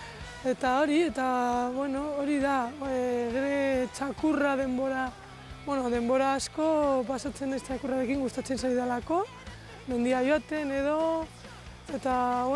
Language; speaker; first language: Basque; non-native, local second language; Spanish